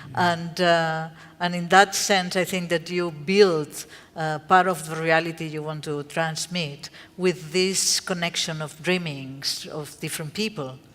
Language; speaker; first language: English; non-native, fluent; Catalan